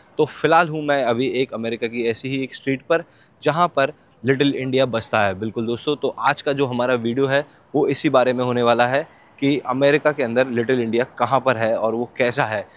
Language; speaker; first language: Hindi; native; Hindi